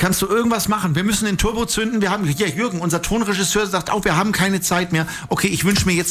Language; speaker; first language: German; native; German